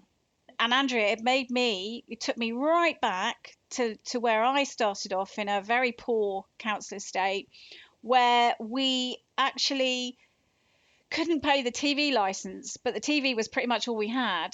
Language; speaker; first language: English; native; English